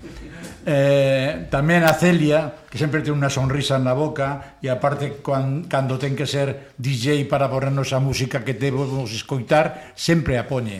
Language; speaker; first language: Galician; non-native, local second language; Spanish